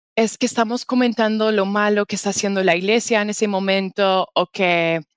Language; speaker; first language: Spanish; non-native, fluent; English